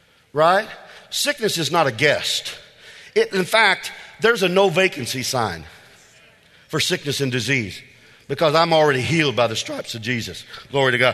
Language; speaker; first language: English; native; English